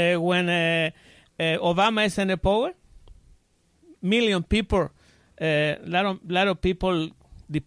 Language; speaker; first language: English; non-native, learner; Spanish